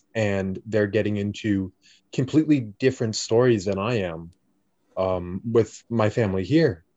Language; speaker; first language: English; native; English